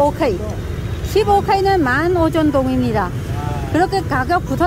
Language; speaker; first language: Korean; non-native, learner; Vietnamese